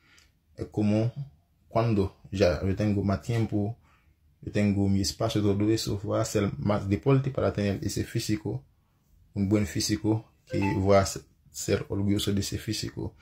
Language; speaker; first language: Spanish; non-native, fluent; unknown